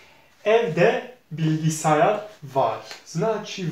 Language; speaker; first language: Turkish; non-native, fluent; Bosnian